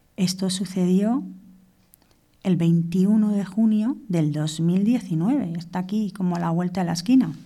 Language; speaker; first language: Spanish; non-native, fluent; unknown